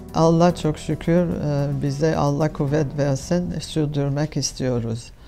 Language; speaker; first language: Turkish; non-native, fluent; French